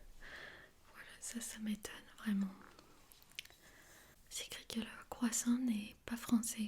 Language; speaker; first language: French; non-native, fluent; Armenian